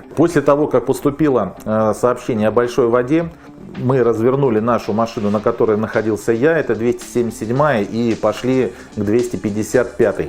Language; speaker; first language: Russian; native; Russian